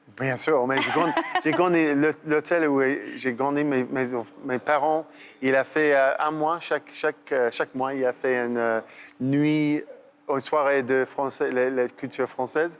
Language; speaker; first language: French; non-native, fluent; English